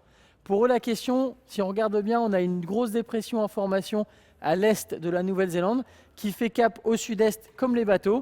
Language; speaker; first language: French; native; French